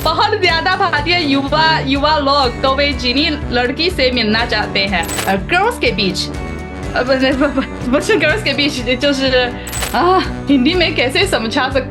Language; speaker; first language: Hindi; non-native, learner; Chinese